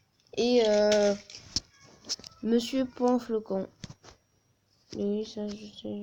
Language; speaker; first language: French; native; French